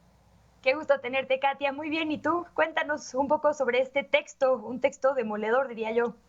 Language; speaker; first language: Spanish; native; Spanish